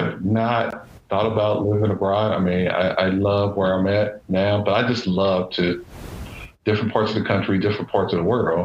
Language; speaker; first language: English; native; English